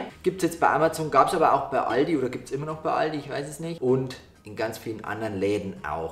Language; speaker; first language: German; native; German